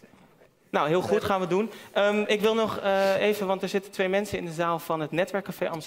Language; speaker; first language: Dutch; native; Dutch